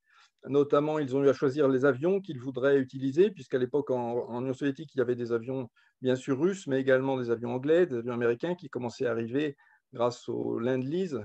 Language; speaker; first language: French; native; French